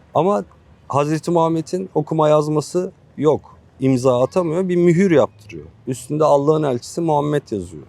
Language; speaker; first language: Turkish; native; Turkish